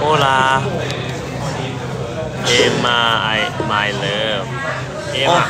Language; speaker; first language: English; non-native, learner; Thai